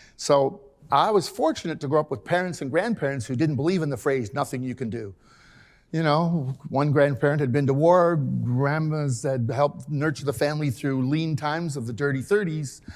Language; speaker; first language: English; native; English